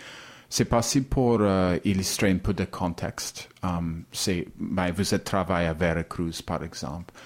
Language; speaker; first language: French; non-native, learner; English